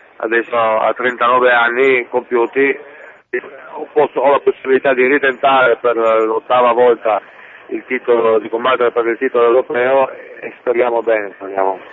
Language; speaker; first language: Italian; native; Italian